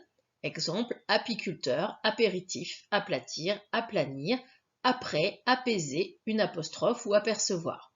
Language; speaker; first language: French; native; French